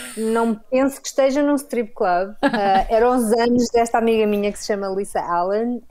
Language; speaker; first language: Portuguese; native; Portuguese